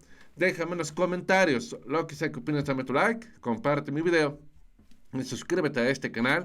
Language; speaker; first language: Spanish; native; Spanish